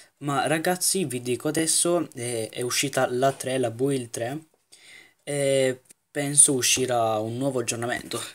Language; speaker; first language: Italian; native; Italian